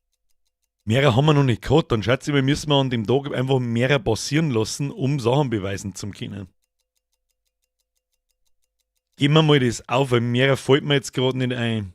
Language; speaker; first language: German; native; German